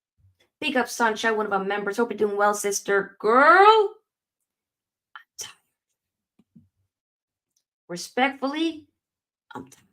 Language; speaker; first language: English; native; English